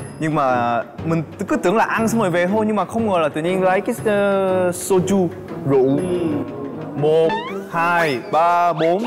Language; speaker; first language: Vietnamese; non-native, fluent; Korean